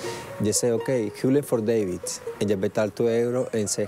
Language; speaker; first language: Dutch; non-native, fluent; Spanish